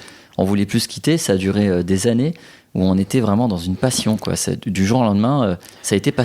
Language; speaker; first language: French; native; French